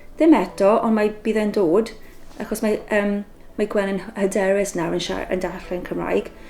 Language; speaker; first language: Welsh; non-native, local second language; English